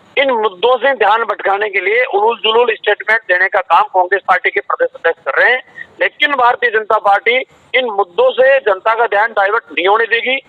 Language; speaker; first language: Hindi; native; Hindi